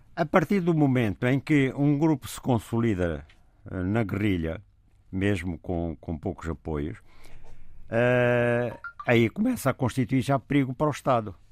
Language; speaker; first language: Portuguese; native; Portuguese